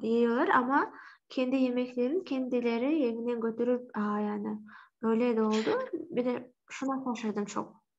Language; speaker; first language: Turkish; non-native, learner; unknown